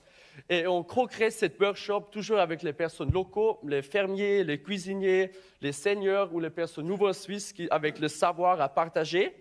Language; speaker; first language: French; non-native, learner; German